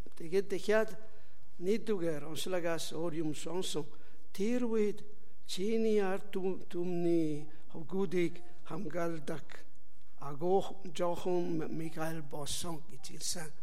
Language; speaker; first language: Mongolian; non-native, learner; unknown